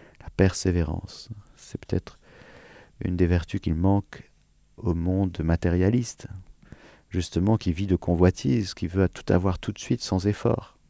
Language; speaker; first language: French; native; French